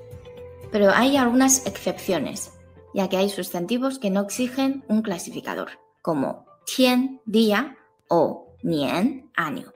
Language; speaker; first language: Spanish; non-native, fluent; Chinese